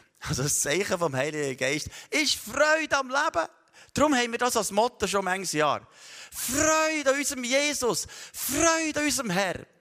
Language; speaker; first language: German; native; German